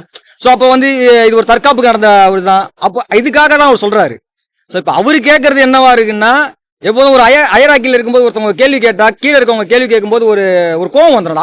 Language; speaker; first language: Tamil; native; Tamil